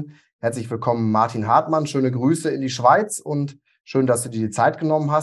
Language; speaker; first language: German; native; German